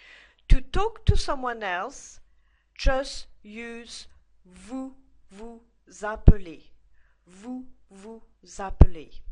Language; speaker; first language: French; non-native, fluent; English